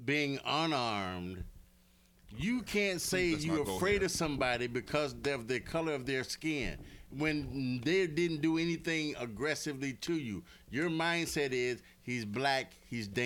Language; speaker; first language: English; native; English